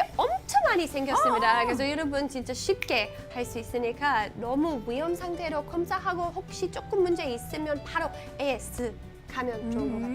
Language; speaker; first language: Korean; non-native, learner; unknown